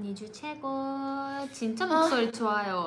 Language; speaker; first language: Korean; non-native, fluent; Japanese